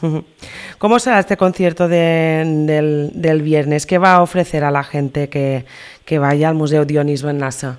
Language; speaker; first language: Spanish; non-native, local second language; Catalan